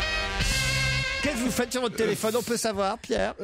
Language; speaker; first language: French; native; French